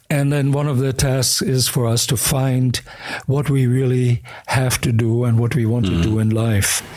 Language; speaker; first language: English; early bilingual, other home language; German